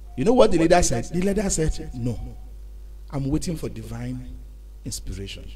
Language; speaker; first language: English; non-native, local second language; Yoruba